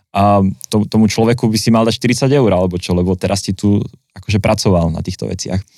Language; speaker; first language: Slovak; native; Slovak